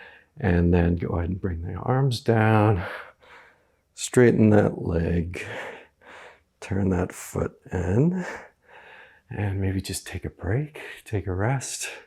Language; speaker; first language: English; native; English